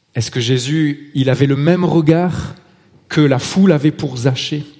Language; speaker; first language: French; native; French